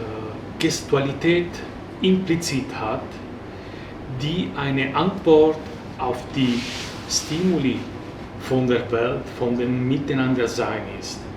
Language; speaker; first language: German; non-native, fluent; Italian